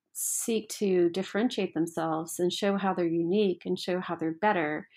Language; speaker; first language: English; native; English